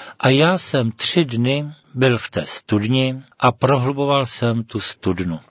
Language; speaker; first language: Czech; native; Czech